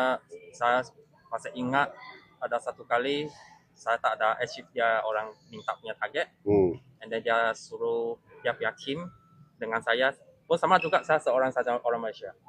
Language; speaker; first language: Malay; non-native, local second language; Chinese